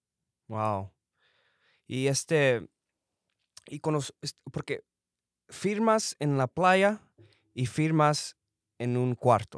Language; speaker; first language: Spanish; early bilingual, heritage; Spanish